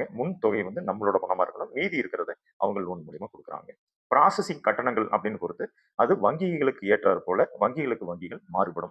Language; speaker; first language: Tamil; native; Tamil